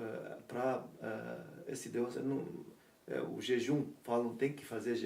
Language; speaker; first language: Portuguese; non-native, learner; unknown